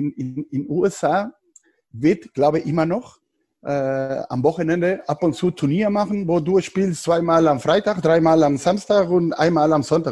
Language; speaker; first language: German; non-native, fluent; Spanish